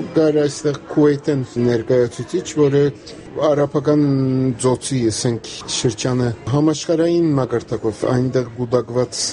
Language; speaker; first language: Armenian; native; Armenian